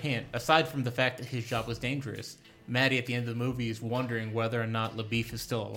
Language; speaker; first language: English; native; English